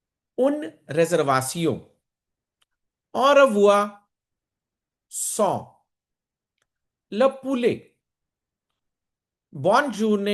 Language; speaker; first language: French; non-native, fluent; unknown